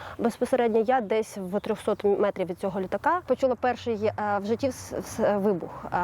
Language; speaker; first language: Ukrainian; native; Ukrainian